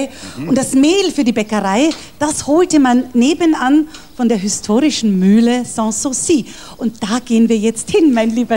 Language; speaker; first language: German; native; German